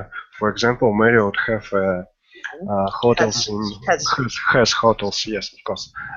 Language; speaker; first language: English; non-native, learner; Russian